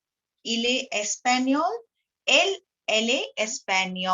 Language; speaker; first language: French; non-native, learner; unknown